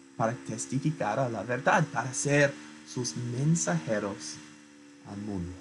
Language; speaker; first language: Spanish; non-native, fluent; English